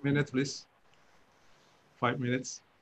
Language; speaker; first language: English; non-native, fluent; Indonesian